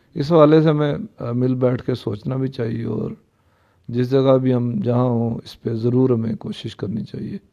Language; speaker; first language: Urdu; non-native, local second language; Punjabi